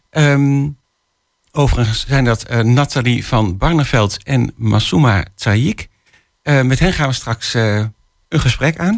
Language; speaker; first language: Dutch; native; Dutch